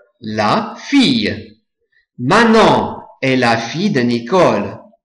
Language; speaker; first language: French; non-native, fluent; English